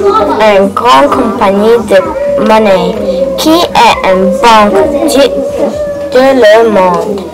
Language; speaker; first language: French; non-native, learner; English